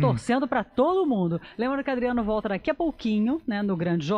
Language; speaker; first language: Portuguese; native; Portuguese